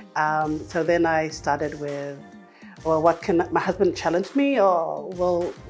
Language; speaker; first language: English; non-native, fluent; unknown